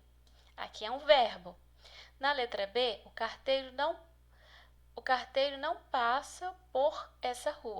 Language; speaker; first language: Portuguese; native; Portuguese